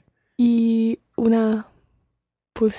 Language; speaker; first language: Spanish; non-native, learner; English